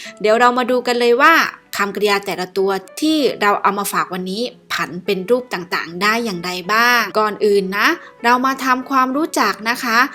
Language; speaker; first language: Thai; native; Thai